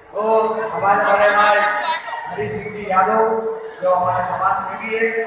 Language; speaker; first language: Hindi; native; Hindi